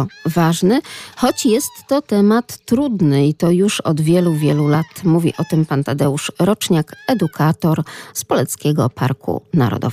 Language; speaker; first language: Polish; native; Polish